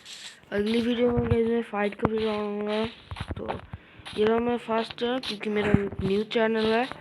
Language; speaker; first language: Hindi; non-native, local second language; Bangla